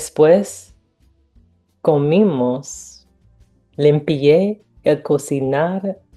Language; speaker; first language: Spanish; non-native, learner; English